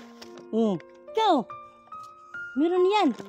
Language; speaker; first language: Filipino; non-native, local second language; Cebuano